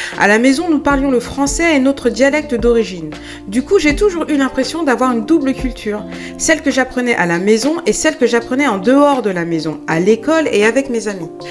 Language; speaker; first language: French; native; French